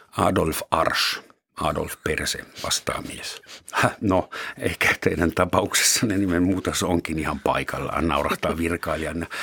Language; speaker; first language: Finnish; non-native, fluent; German